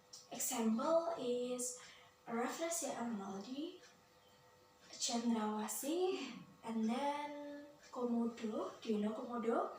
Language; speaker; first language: English; non-native, learner; Indonesian